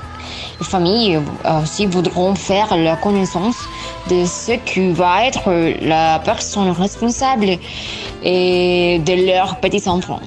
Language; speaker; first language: French; non-native, learner; Spanish